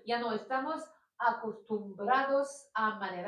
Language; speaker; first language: Spanish; non-native, learner; French